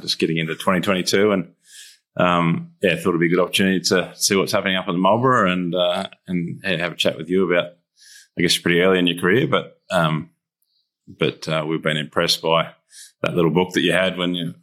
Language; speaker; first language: English; native; English